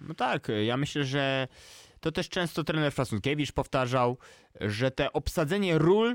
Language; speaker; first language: Polish; native; Polish